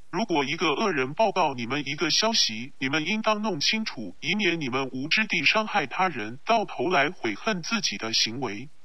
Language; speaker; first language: Chinese; non-native, local second language; Cantonese